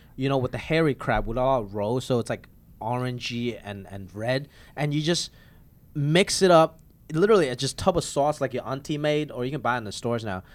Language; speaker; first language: English; non-native, local second language; Cantonese